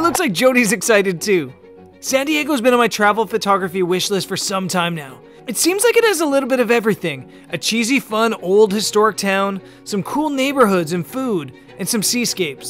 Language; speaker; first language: English; native; English